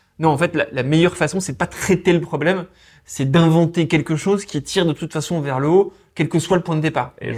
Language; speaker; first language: French; native; French